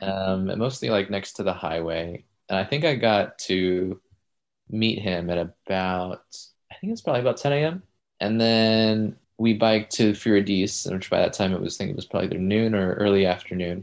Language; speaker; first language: English; native; English